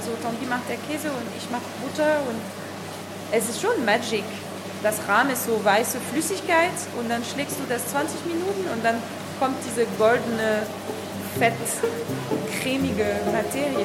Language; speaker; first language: German; non-native, learner; French